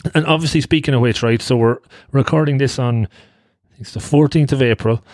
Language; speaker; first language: English; native; English